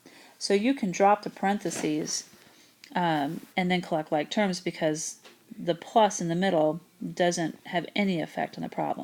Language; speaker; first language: English; native; English